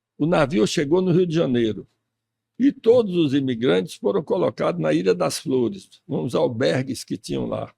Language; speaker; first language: Portuguese; early bilingual, other home language; Russian